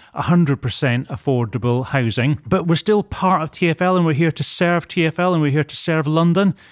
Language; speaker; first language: English; native; English